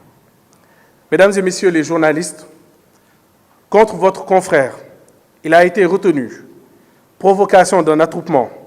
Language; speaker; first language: French; non-native, local second language; Wolof